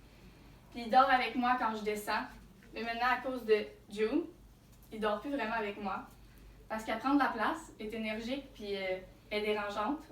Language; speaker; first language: French; native; French